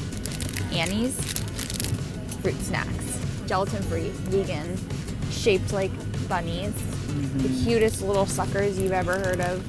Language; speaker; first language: English; native; English